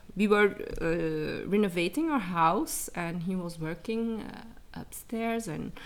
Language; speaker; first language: English; early bilingual, heritage; English